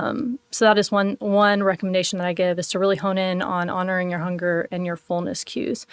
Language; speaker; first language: English; native; English